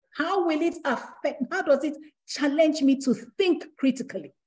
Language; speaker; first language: English; non-native, local second language; Yoruba